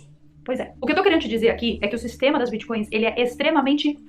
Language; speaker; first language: Portuguese; native; Portuguese